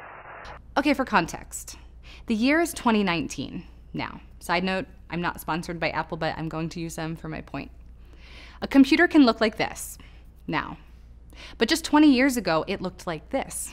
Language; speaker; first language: English; native; English